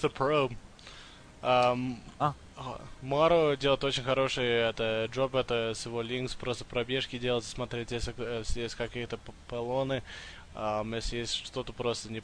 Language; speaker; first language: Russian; early bilingual, heritage; English